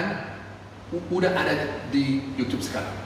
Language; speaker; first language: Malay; non-native, fluent; English